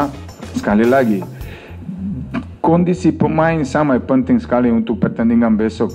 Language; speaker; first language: Indonesian; non-native, fluent; Serbian